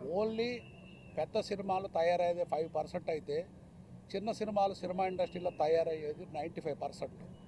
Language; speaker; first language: Telugu; native; Telugu